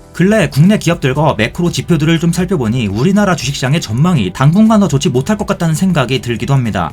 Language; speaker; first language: Korean; native; Korean